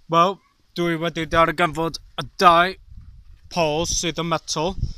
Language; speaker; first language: Welsh; non-native, learner; English